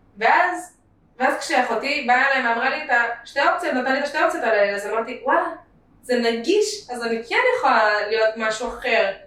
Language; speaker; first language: Hebrew; early bilingual, other home language; Russian